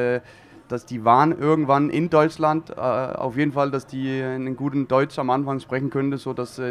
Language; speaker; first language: German; non-native, fluent; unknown